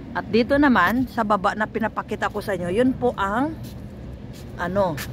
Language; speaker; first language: Filipino; non-native, local second language; Cebuano